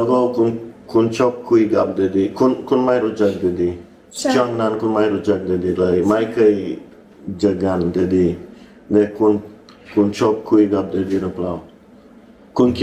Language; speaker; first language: Thai; non-native, learner; English